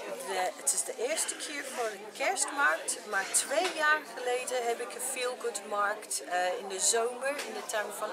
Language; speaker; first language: Dutch; non-native, fluent; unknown